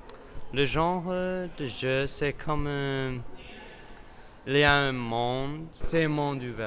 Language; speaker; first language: French; non-native, learner; English